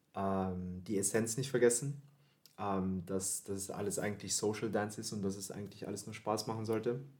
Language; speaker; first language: German; early bilingual, other home language; Filipino